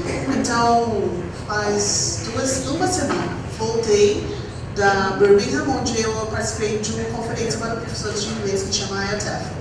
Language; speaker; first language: Portuguese; non-native, fluent; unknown